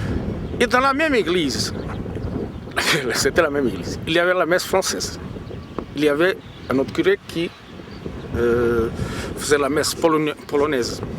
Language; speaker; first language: French; non-native, fluent; Portuguese